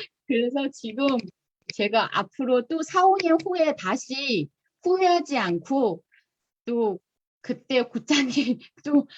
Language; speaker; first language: Korean; non-native, fluent; Chinese